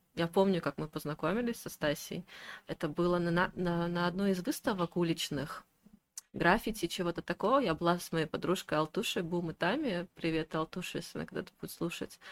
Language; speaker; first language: Russian; native; Russian